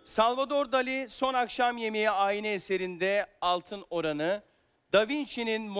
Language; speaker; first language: Turkish; native; Turkish